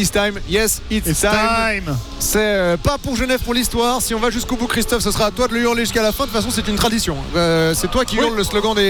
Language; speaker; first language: French; native; French